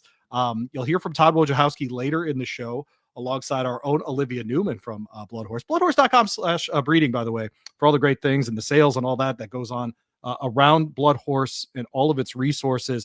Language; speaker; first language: English; native; English